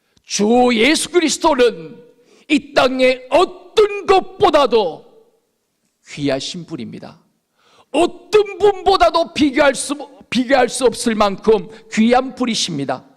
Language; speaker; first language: Korean; native; Korean